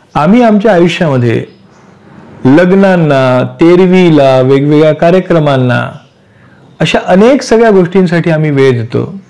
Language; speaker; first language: Marathi; native; Marathi